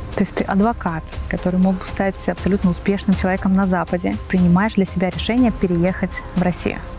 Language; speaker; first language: Russian; native; Russian